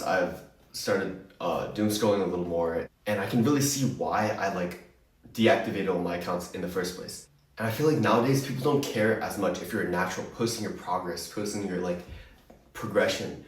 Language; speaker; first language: English; native; English